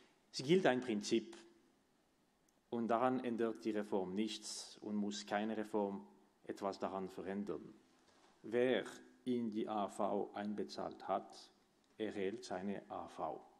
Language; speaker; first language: German; non-native, local second language; French